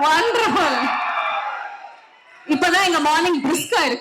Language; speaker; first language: Tamil; native; Tamil